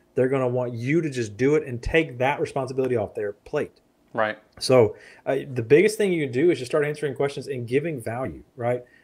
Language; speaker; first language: English; native; English